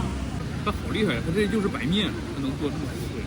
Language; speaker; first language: Chinese; native; Chinese